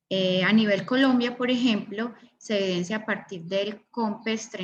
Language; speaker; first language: Spanish; native; Spanish